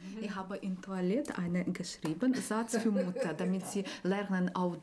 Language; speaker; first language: German; non-native, learner; Ukrainian